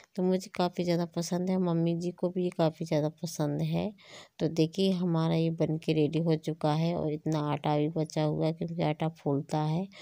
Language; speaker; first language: Hindi; native; Hindi